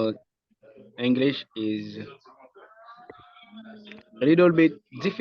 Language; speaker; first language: English; non-native, learner; Haitian Creole